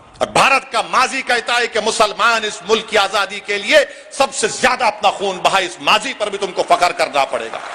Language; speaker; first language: Urdu; native; Urdu